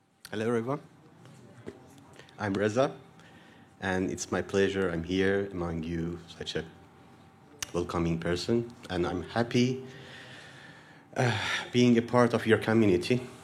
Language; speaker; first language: English; non-native, learner; Persian